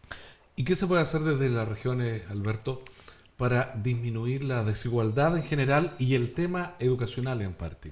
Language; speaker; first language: Spanish; native; Spanish